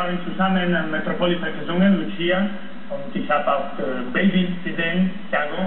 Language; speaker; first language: German; non-native, fluent; Spanish